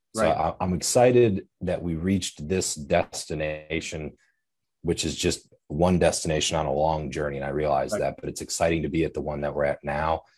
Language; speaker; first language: English; native; English